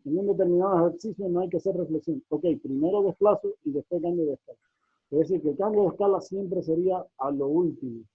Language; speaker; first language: Spanish; native; Spanish